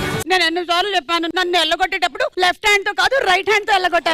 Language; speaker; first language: Telugu; non-native, local second language; Malayalam